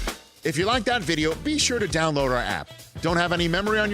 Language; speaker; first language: English; native; English